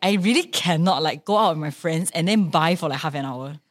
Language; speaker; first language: English; non-native, local second language; Chinese